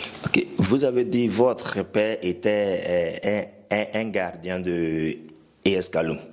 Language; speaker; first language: French; non-native, fluent; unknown